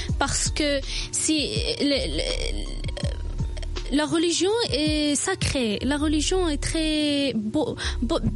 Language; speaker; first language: French; non-native, local second language; Arabic